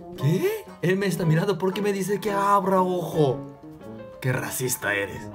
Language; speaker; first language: Spanish; non-native, fluent; Korean